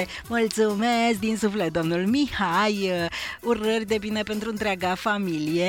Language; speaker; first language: Romanian; native; Romanian